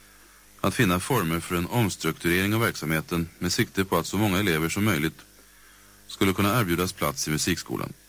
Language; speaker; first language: Swedish; native; Swedish